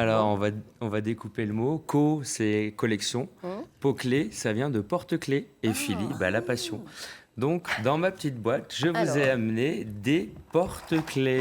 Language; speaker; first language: French; native; French